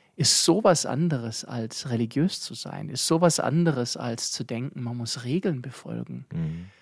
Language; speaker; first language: German; native; German